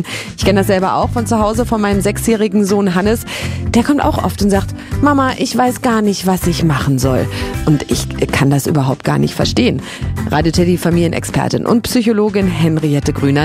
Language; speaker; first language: German; native; German